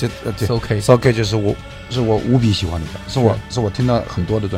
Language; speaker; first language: Chinese; native; Chinese